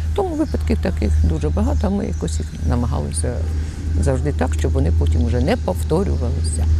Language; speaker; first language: Ukrainian; native; Ukrainian